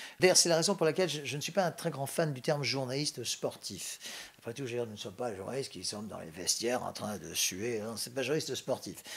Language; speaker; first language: French; native; French